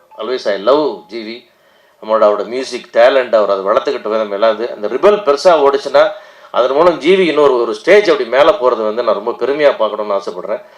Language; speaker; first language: Tamil; native; Tamil